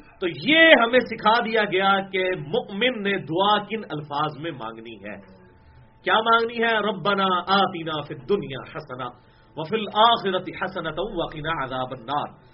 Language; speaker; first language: Urdu; non-native, local second language; Punjabi